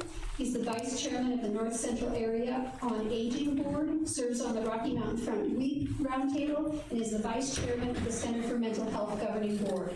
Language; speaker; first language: English; native; English